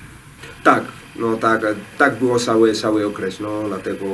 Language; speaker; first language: Polish; non-native, learner; Spanish